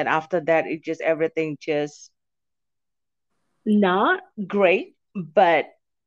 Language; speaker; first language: English; non-native, fluent; Indonesian